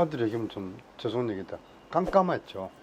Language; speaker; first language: Korean; native; Korean